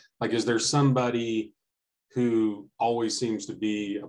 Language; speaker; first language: English; native; English